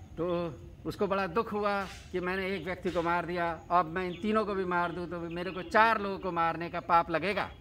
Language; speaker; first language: Hindi; native; Hindi